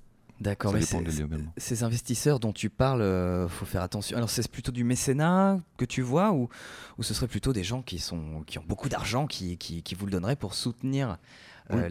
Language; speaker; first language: French; native; French